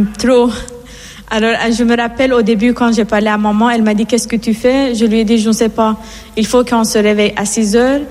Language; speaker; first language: French; non-native, fluent; Persian